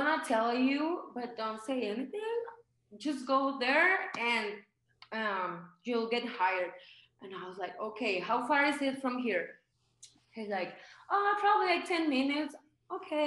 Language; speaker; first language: English; non-native, fluent; Spanish